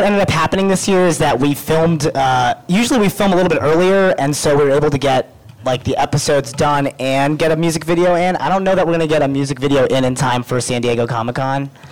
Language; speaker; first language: English; native; English